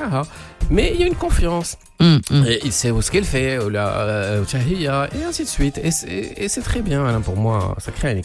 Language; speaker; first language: French; non-native, local second language; Arabic